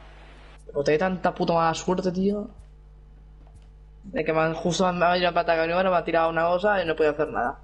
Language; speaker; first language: Spanish; native; Spanish